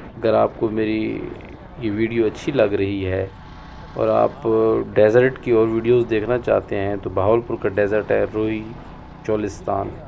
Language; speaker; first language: Urdu; non-native, local second language; Saraiki